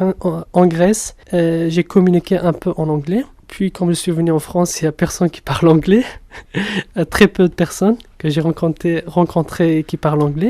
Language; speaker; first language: French; non-native, fluent; Kurdish